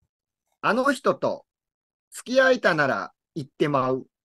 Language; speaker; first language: Japanese; native; Japanese